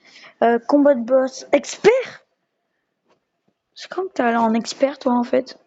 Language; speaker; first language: French; native; French